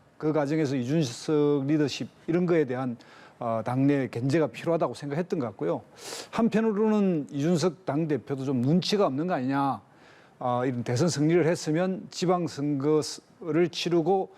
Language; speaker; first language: Korean; native; Korean